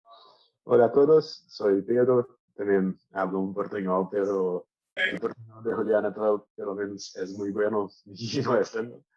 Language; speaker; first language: Spanish; non-native, learner; Portuguese